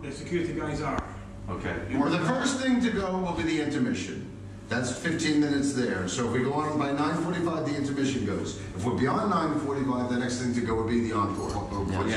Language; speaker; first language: English; native; English